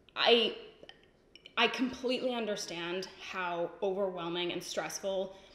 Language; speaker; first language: English; native; English